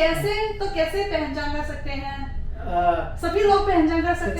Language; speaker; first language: Hindi; non-native, fluent; Chinese